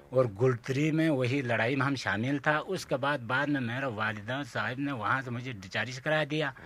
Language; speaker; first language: Urdu; non-native, local second language; Balti